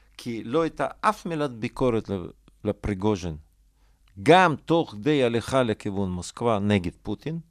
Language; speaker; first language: Hebrew; non-native, fluent; Russian